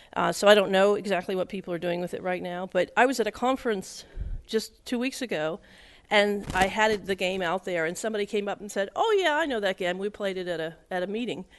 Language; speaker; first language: English; native; English